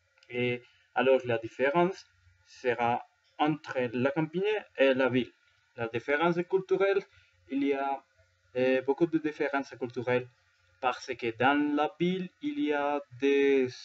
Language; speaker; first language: French; non-native, learner; Spanish